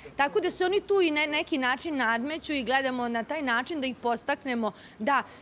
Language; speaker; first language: Serbian; native; Serbian